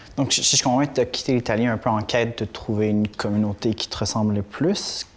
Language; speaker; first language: French; native; French